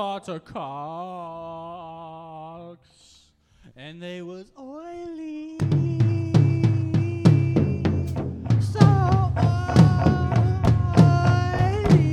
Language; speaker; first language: English; native; English